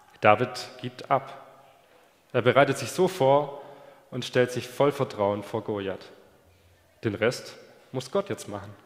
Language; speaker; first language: German; native; German